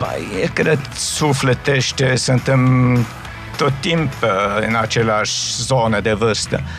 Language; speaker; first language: Romanian; non-native, fluent; German